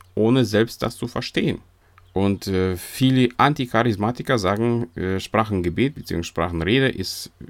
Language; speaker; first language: German; non-native, fluent; Russian